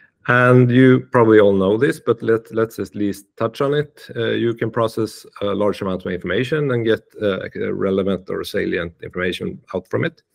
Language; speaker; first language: English; non-native, fluent; Swedish